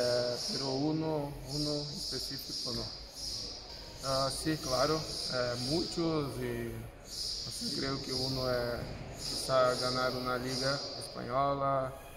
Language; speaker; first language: Spanish; non-native, fluent; Portuguese